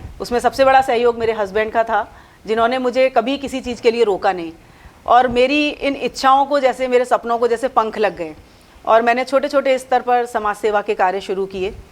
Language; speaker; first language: Hindi; native; Hindi